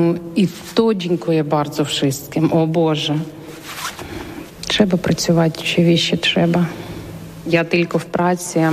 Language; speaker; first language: Polish; non-native, learner; Ukrainian